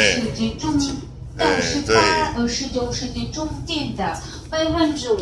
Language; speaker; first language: Chinese; non-native, fluent; Russian